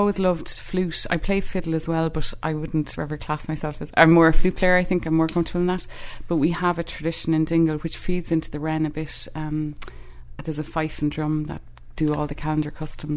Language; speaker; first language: English; native; English